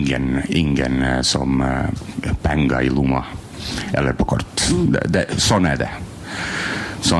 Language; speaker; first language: Norwegian; non-native, learner; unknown